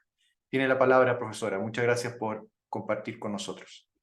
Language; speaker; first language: Spanish; native; Spanish